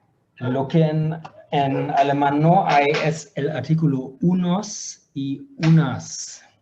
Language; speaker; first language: Spanish; non-native, fluent; German